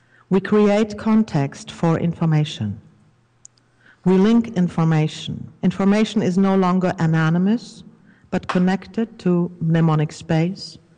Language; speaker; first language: English; non-native, fluent; German